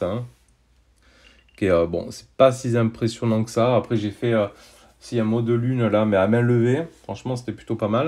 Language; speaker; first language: French; native; French